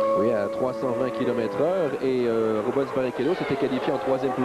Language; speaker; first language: French; native; French